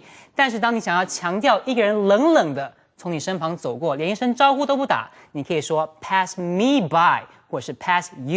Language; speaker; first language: Chinese; native; Chinese